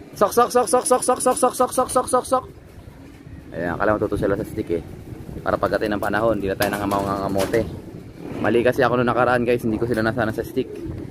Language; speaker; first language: Filipino; native; Filipino